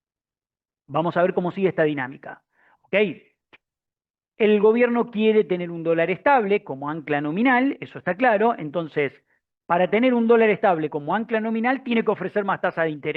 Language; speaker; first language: Spanish; native; Spanish